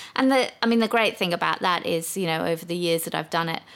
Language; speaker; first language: English; native; English